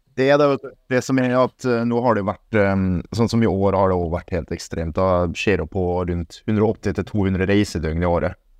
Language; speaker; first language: Norwegian; early bilingual, other home language; German